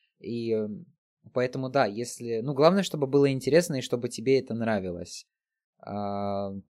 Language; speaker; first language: Russian; native; Russian